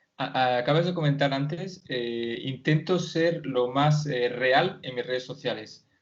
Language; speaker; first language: Spanish; native; Spanish